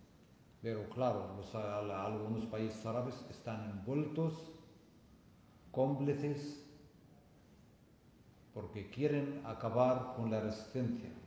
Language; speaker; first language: Spanish; non-native, fluent; Arabic